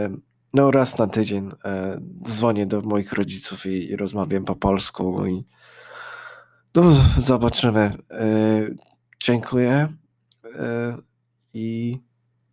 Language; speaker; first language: Polish; early bilingual, heritage; English